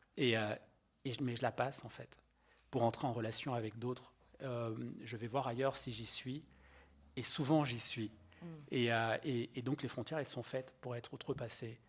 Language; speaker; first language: French; native; French